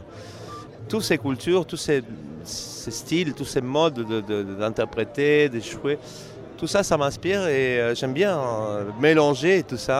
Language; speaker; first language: French; non-native, fluent; Spanish